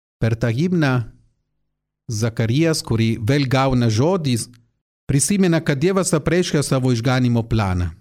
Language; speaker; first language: Lithuanian; non-native, fluent; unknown